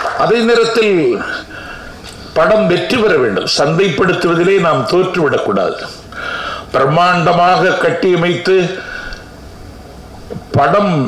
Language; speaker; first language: Tamil; native; Tamil